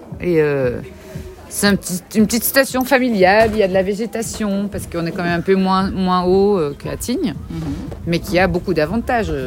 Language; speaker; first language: French; non-native, local second language; Dutch